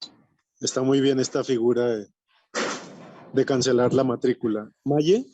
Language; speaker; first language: Spanish; native; Spanish